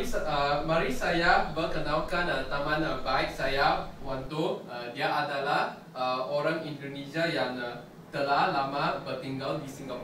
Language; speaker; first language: Indonesian; non-native, learner; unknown